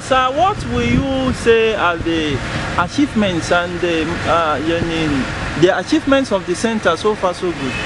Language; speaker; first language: English; non-native, local second language; Yoruba